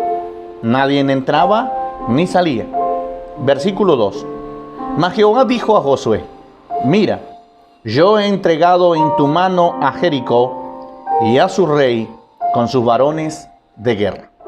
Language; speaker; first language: Spanish; native; Spanish